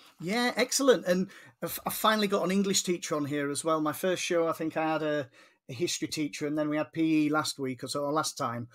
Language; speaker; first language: English; native; English